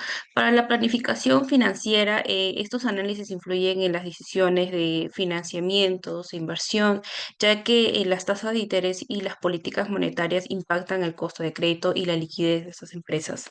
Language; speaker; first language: Spanish; native; Spanish